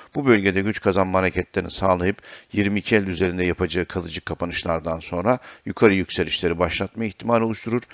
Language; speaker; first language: Turkish; native; Turkish